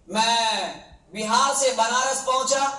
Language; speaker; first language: Hindi; native; Hindi